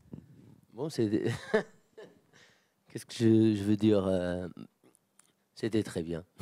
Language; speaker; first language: French; non-native, fluent; Portuguese